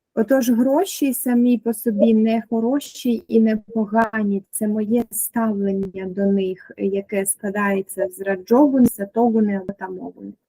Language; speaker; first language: Ukrainian; native; Ukrainian